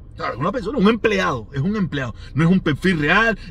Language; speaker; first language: Spanish; native; Spanish